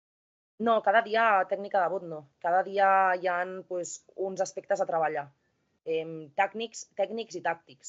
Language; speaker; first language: Catalan; native; Catalan